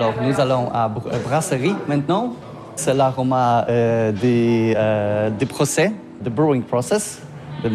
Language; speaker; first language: French; non-native, learner; Polish